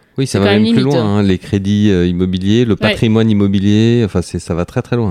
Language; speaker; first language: French; native; French